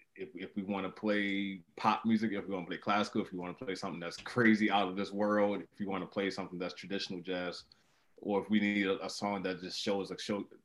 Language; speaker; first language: English; native; English